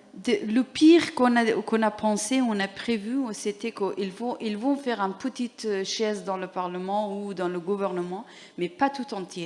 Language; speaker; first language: French; non-native, learner; Persian